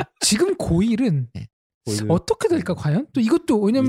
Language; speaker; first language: Korean; native; Korean